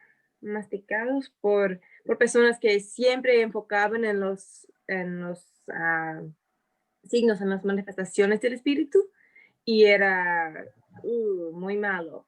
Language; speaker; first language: Spanish; non-native, fluent; English